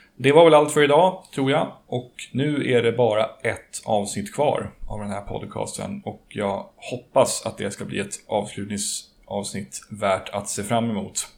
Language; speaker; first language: Swedish; native; Swedish